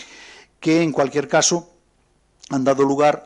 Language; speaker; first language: Spanish; native; Spanish